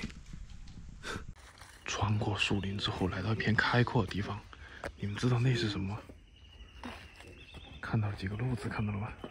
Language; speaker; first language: Chinese; native; Chinese